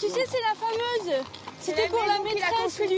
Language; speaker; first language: French; native; French